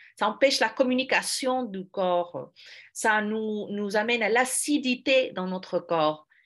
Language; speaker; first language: French; non-native, fluent; English